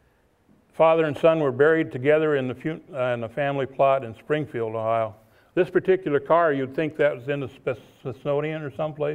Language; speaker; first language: English; native; English